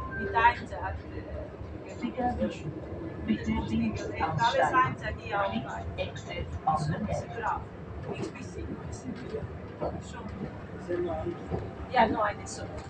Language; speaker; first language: German; non-native, learner; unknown